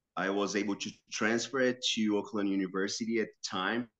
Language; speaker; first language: English; non-native, fluent; Portuguese